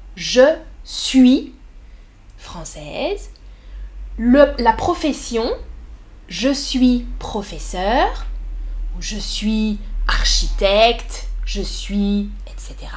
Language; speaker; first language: French; native; French